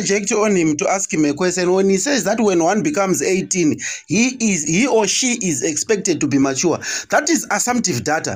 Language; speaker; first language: English; non-native, local second language; Shona